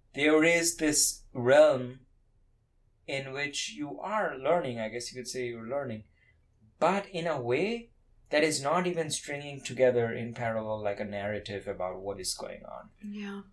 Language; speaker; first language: English; non-native, local second language; Bangla